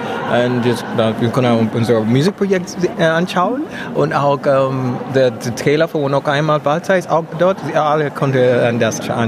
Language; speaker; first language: German; non-native, learner; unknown